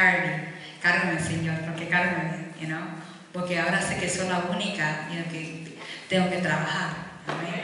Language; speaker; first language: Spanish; early bilingual, heritage; Spanish